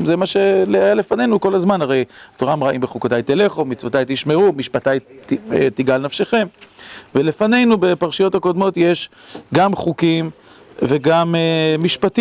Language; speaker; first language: Hebrew; native; Hebrew